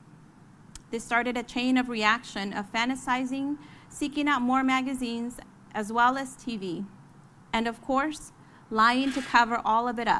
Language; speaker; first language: English; early bilingual, other home language; Spanish